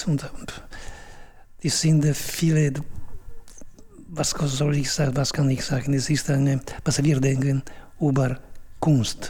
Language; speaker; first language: German; non-native, fluent; Italian